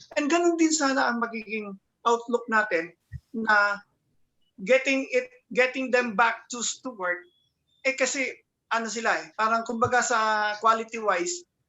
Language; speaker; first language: Filipino; native; Filipino